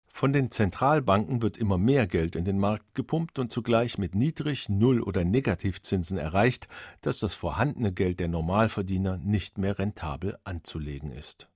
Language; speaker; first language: German; native; German